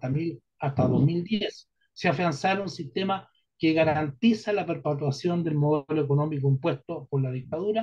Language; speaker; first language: Spanish; native; Spanish